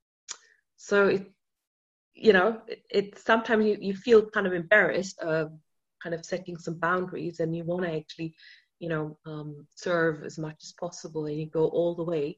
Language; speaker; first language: English; non-native, fluent; German